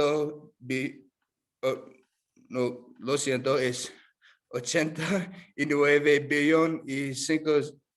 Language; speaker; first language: Spanish; non-native, learner; English